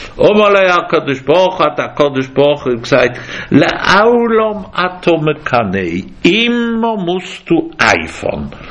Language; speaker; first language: German; native; German